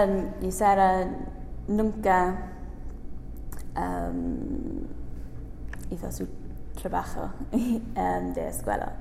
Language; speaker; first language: Spanish; non-native, learner; English